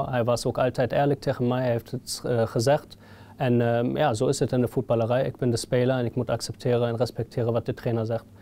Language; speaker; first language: Dutch; non-native, fluent; German